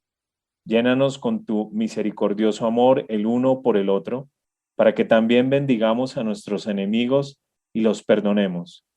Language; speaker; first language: Spanish; native; Spanish